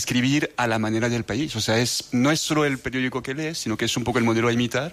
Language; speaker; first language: Spanish; non-native, fluent; French